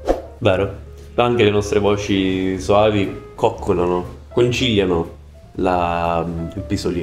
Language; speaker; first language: Italian; native; Italian